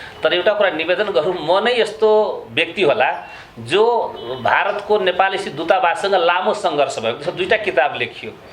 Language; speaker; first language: Nepali; non-native, local second language; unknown